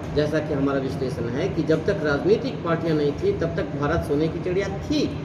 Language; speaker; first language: Hindi; native; Hindi